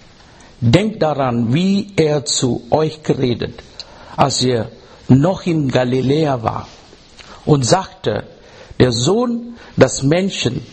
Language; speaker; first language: German; non-native, fluent; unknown